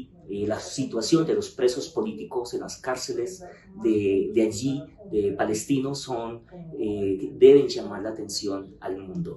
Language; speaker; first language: Spanish; native; Spanish